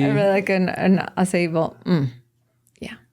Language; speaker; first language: English; native; English